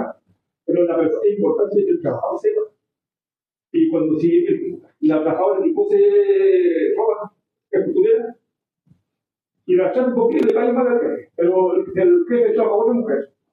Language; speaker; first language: Spanish; native; Spanish